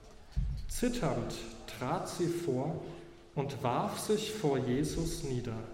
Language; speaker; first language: German; native; German